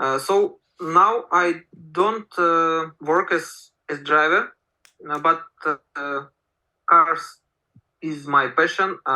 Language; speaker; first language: English; non-native, learner; Russian